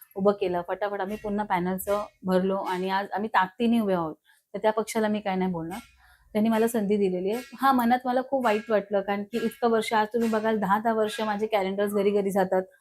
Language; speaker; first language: Marathi; non-native, local second language; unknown